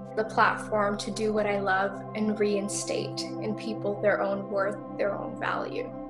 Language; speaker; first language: English; native; English